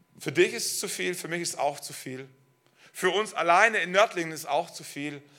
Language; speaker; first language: German; native; German